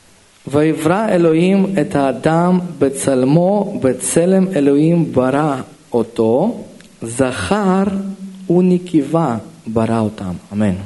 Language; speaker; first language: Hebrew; non-native, local second language; Russian